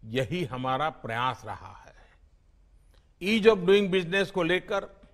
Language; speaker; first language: Hindi; non-native, local second language; Gujarati